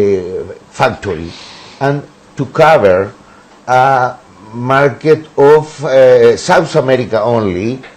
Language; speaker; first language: English; non-native, learner; Spanish